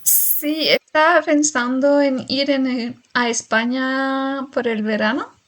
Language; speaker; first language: Spanish; non-native, learner; French